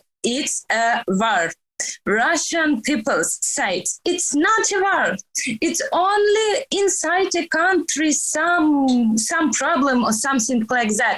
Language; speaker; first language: English; non-native, learner; Ukrainian